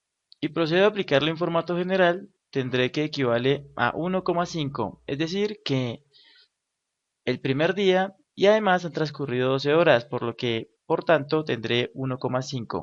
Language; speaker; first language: Spanish; native; Spanish